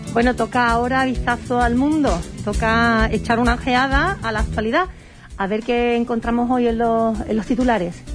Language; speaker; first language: Spanish; native; Spanish